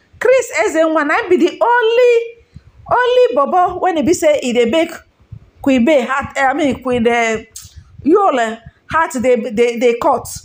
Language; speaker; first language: Nigerian Pidgin; non-native, local second language; Igbo